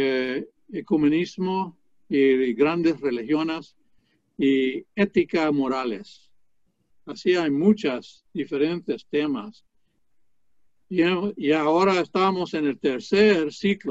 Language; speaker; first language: Spanish; non-native, fluent; English